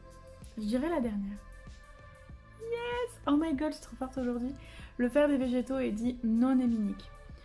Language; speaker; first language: French; native; French